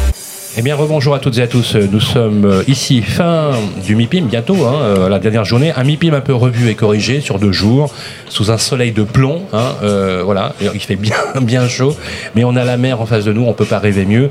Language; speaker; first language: French; native; French